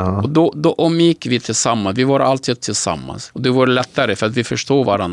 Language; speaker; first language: Swedish; non-native, fluent; Arabic